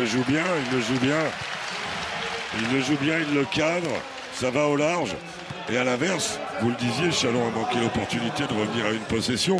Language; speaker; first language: French; native; French